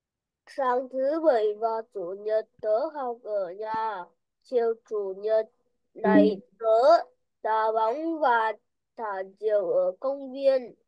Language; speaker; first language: Vietnamese; early bilingual, heritage; Vietnamese